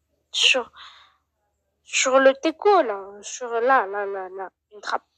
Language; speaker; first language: French; native; French